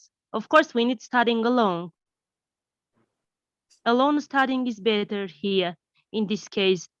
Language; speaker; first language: English; non-native, learner; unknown